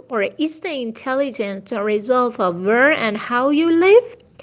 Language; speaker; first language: English; non-native, fluent; Persian